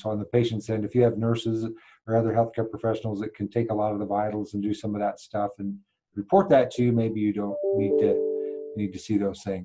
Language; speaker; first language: English; native; English